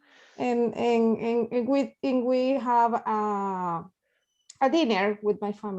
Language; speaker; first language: English; non-native, learner; Spanish